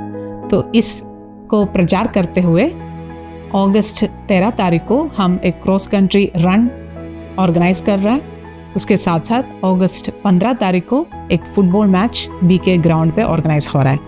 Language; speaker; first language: Hindi; non-native, local second language; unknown